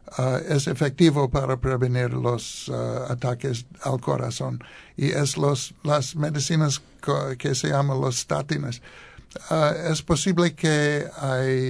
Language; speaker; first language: Spanish; non-native, learner; English